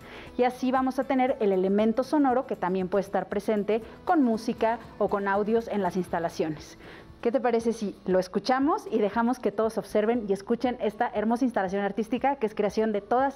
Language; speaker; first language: Spanish; native; Spanish